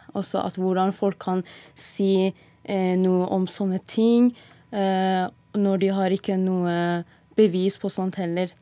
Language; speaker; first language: Norwegian; non-native, fluent; Persian